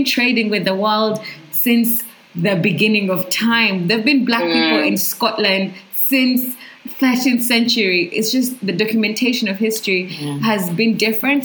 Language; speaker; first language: English; non-native, local second language; Ganda